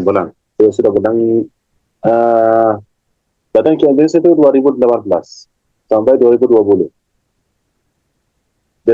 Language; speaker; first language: Indonesian; non-native, fluent; Arabic